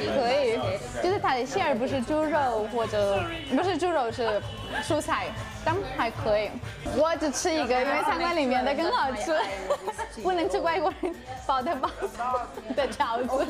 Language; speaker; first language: Chinese; non-native, fluent; Spanish